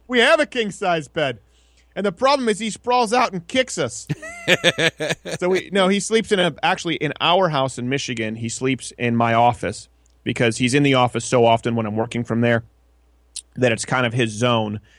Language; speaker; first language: English; early bilingual, other home language; French